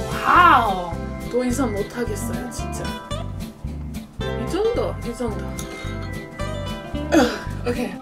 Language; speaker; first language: Korean; non-native, learner; English